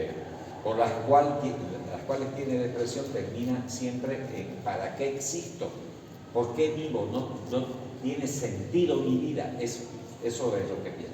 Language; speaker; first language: Spanish; native; Spanish